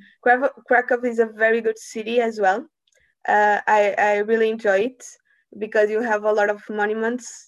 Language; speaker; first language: English; non-native, learner; Portuguese